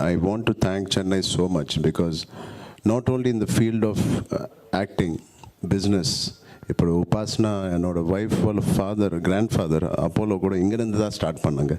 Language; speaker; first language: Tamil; non-native, local second language; Telugu